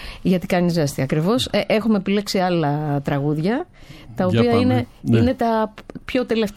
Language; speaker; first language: Greek; native; Greek